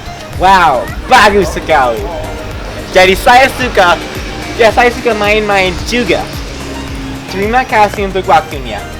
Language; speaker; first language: Indonesian; non-native, local second language; English